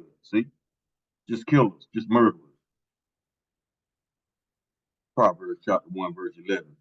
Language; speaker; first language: English; native; English